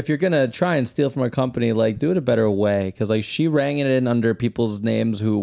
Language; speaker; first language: English; native; English